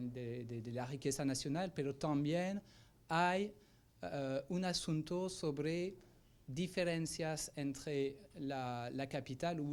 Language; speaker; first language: Spanish; non-native, fluent; French